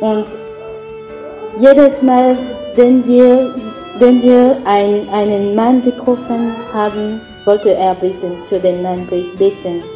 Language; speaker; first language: German; non-native, learner; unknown